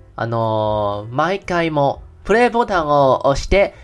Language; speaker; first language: Japanese; non-native, learner; Chinese